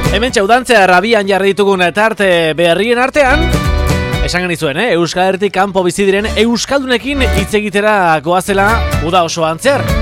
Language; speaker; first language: Basque; native; Basque